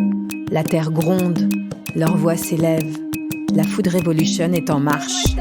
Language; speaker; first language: French; native; French